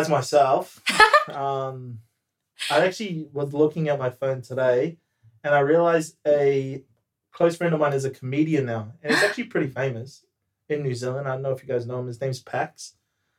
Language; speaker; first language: English; native; English